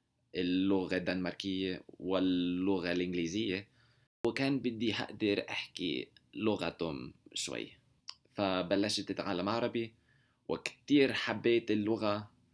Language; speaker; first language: Arabic; non-native, learner; English